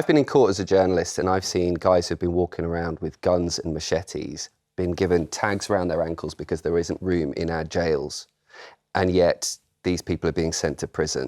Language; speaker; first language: English; native; English